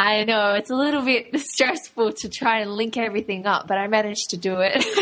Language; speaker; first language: English; native; English